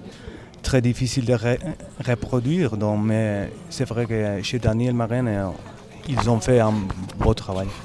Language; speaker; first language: French; non-native, learner; Spanish